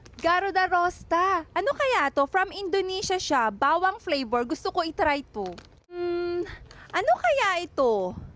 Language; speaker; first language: Filipino; native; Filipino